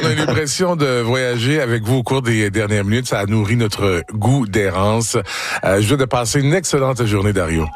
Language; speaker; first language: French; native; French